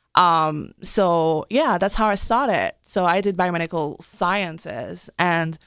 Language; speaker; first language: English; non-native, local second language; French